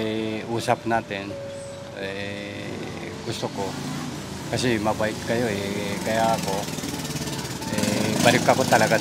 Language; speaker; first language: Filipino; non-native, learner; Japanese